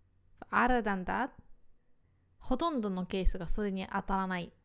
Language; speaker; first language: Japanese; native; Japanese